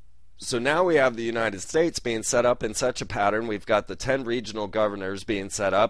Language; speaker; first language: English; native; English